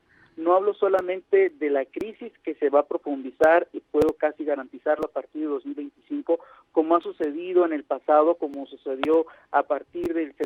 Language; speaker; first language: Spanish; native; Spanish